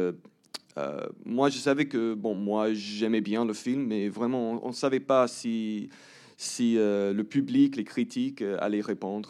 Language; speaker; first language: French; early bilingual, heritage; English